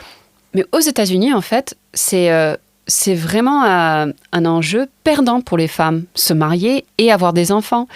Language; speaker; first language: French; non-native, fluent; English